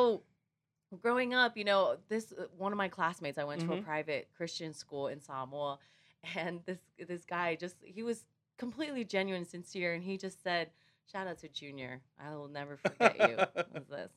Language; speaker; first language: English; non-native, fluent; Samoan